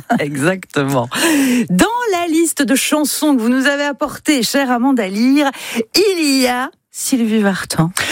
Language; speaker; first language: French; native; French